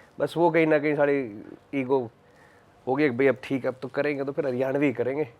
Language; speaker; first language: Hindi; native; Hindi